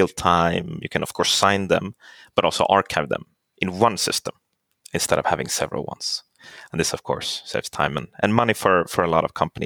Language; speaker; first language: English; non-native, fluent; Swedish